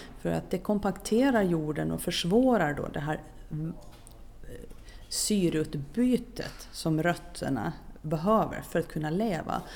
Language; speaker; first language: Swedish; native; Swedish